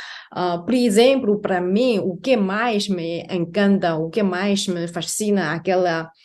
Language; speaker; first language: Portuguese; non-native, fluent; Chinese